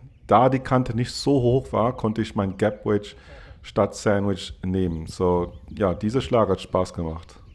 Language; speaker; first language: German; non-native, fluent; English